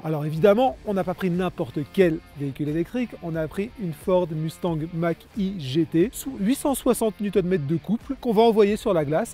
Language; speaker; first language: French; native; French